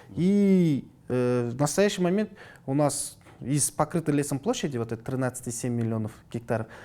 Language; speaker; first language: Russian; non-native, local second language; Kazakh